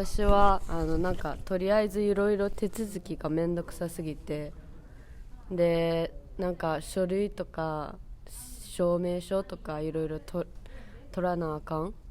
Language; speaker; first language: Japanese; non-native, fluent; Chinese